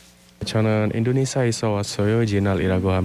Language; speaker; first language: Korean; non-native, learner; Indonesian